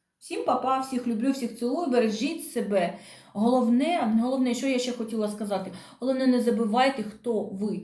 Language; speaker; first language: Ukrainian; non-native, local second language; Russian